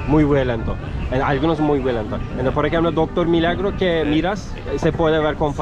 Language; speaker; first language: Spanish; non-native, learner; Turkish